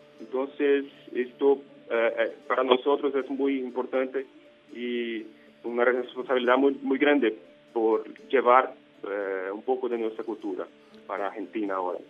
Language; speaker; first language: Spanish; non-native, fluent; Portuguese